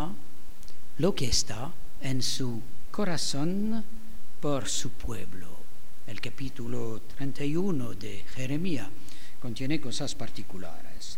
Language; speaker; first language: Spanish; non-native, fluent; French